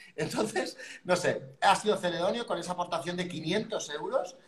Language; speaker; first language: Spanish; native; Spanish